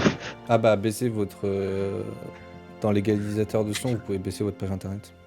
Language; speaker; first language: French; native; French